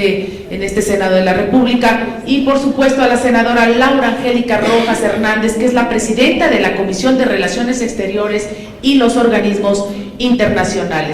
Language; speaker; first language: Spanish; native; Spanish